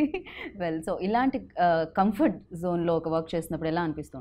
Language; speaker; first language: Telugu; native; Telugu